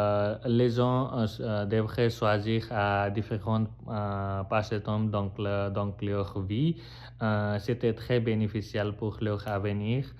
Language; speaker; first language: French; non-native, learner; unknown